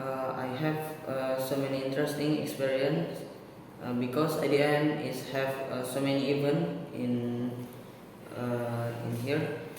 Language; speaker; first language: English; non-native, learner; Indonesian